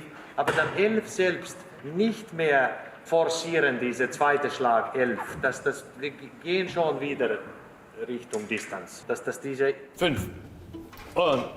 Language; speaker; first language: German; native; German